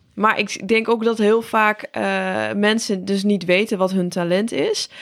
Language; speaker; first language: Dutch; native; Dutch